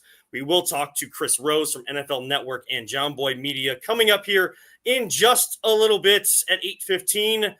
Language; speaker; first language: English; native; English